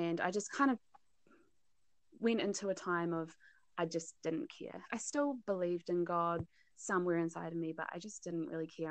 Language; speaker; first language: English; native; English